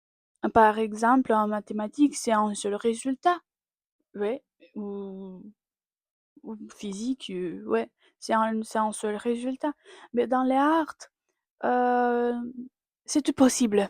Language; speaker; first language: French; non-native, learner; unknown